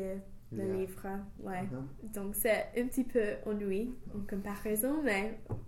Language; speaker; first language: French; non-native, fluent; English